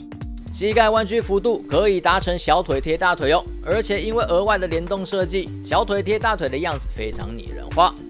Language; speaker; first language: Chinese; native; Chinese